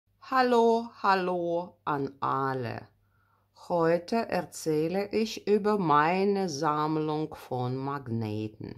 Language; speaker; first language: German; non-native, fluent; Russian